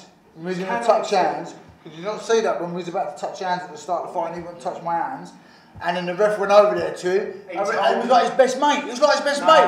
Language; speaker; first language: English; native; English